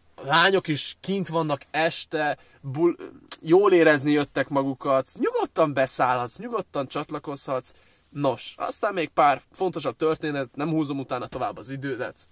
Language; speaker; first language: Hungarian; early bilingual, other home language; Chinese